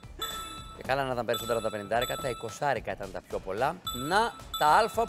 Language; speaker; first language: Greek; native; Greek